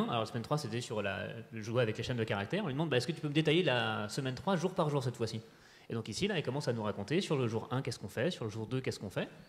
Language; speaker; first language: French; native; French